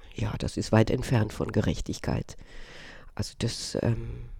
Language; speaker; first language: German; early bilingual, other home language; Romanian